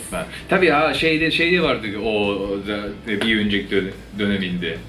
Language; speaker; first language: Turkish; non-native, fluent; Japanese